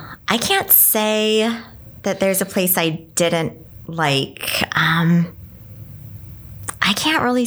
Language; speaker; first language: English; native; English